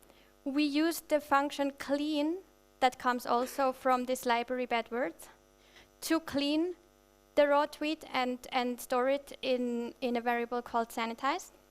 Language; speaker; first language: English; non-native, fluent; German